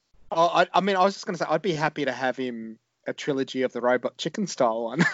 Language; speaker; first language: English; native; English